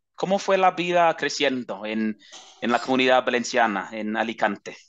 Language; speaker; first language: Spanish; non-native, fluent; English